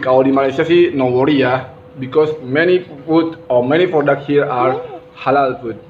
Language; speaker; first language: English; non-native, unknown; Indonesian